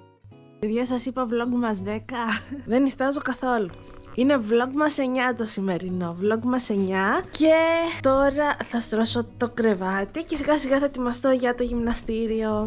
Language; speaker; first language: Greek; native; Greek